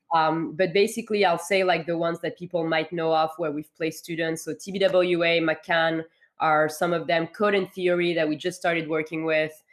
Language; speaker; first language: English; non-native, fluent; French